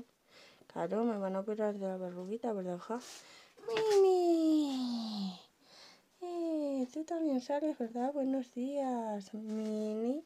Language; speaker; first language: Spanish; native; Spanish